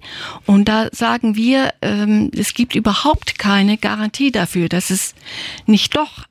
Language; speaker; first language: German; native; German